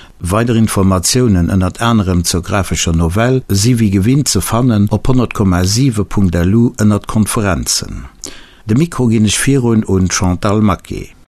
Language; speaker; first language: Luxembourgish; native; Luxembourgish